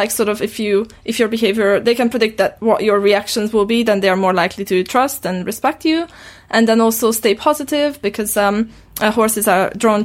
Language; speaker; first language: English; non-native, fluent; Romanian